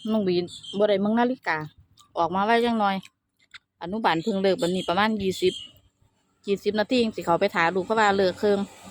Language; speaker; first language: Thai; native; Thai